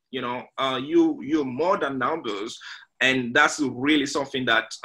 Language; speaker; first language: English; non-native, fluent; French